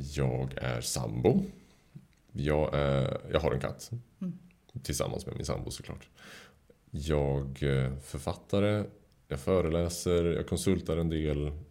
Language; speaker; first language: Swedish; native; Swedish